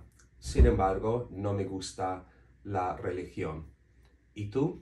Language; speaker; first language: Spanish; non-native, learner; English